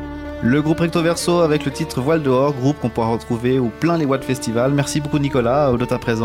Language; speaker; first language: French; native; French